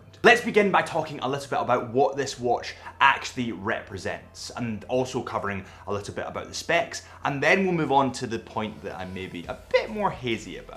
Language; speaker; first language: English; native; English